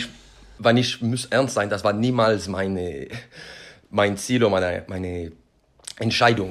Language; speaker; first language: German; non-native, learner; French